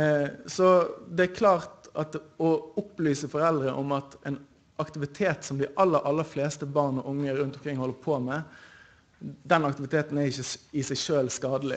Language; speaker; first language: Norwegian; native; Norwegian